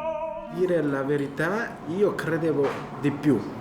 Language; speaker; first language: Italian; non-native, fluent; Korean